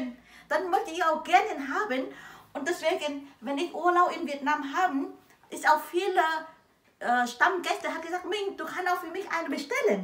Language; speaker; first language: German; non-native, learner; Vietnamese